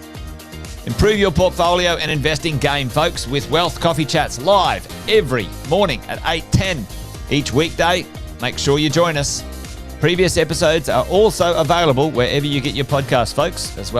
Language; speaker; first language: English; native; English